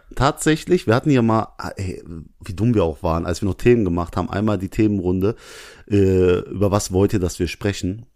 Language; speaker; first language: German; early bilingual, other home language; Urdu